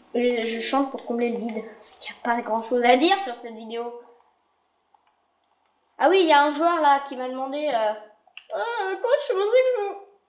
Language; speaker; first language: French; native; French